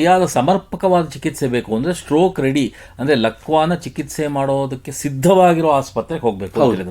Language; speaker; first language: Kannada; native; Kannada